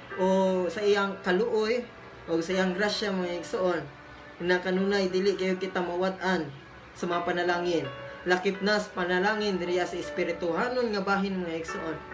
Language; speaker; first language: Cebuano; native; Cebuano